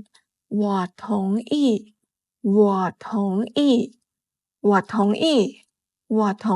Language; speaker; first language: Chinese; non-native, fluent; Khmer